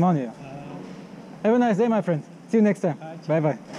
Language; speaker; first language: English; non-native, fluent; German